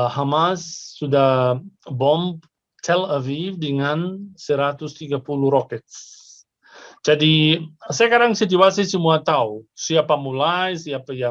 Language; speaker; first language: Indonesian; non-native, fluent; Arabic